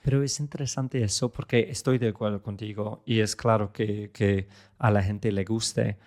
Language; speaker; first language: Spanish; non-native, fluent; English